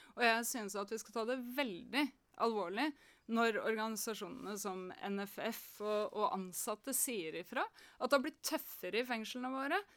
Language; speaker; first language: Norwegian; native; Norwegian